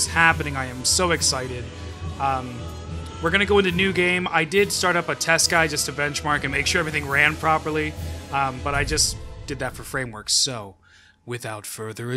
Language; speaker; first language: English; native; English